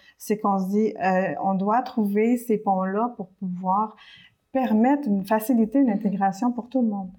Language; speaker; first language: French; early bilingual, other home language; Spanish